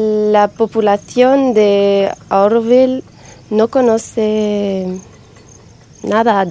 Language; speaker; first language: Spanish; non-native, learner; French